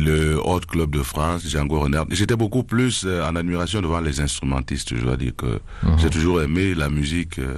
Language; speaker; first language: French; non-native, local second language; Duala